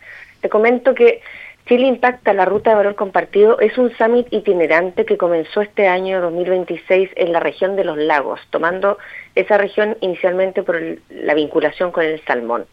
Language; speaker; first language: Spanish; native; Spanish